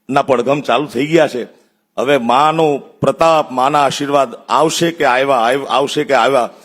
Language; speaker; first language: Gujarati; native; Gujarati